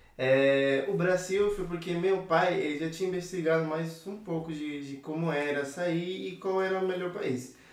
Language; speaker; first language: Portuguese; non-native, fluent; Spanish